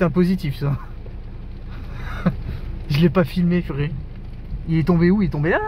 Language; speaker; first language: French; native; French